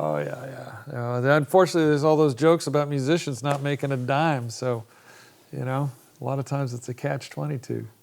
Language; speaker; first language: English; native; English